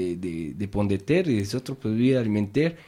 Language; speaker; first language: French; non-native, fluent; Spanish